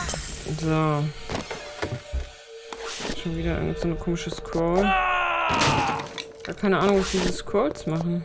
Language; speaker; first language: German; native; German